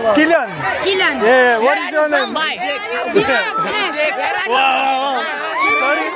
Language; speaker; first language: English; non-native, learner; French